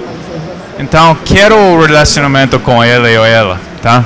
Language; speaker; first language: Portuguese; non-native, fluent; English